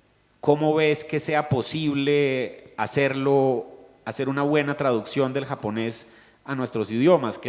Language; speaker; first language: Spanish; native; Spanish